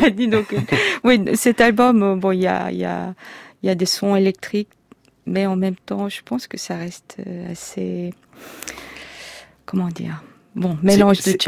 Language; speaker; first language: French; non-native, fluent; Korean